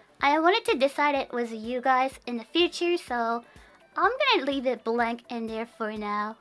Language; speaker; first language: English; non-native, fluent; Japanese